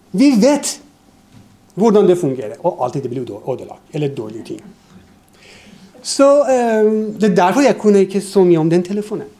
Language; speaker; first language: Norwegian; non-native, fluent; Persian